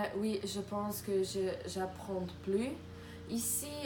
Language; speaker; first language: French; non-native, learner; Croatian